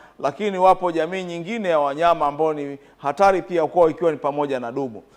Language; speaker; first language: Swahili; native; Swahili